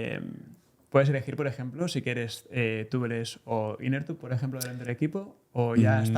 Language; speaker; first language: Spanish; native; Spanish